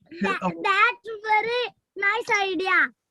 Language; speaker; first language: English; non-native, learner; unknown